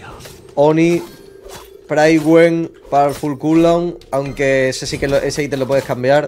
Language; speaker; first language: Spanish; native; Spanish